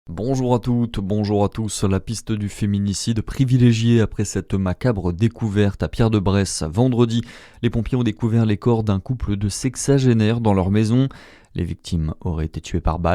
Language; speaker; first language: French; native; French